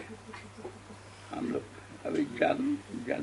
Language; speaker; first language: Hindi; non-native, local second language; Bangla